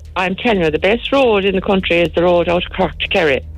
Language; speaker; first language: English; native; English